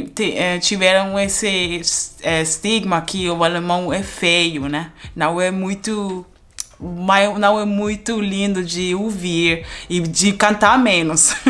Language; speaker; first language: Portuguese; non-native, fluent; German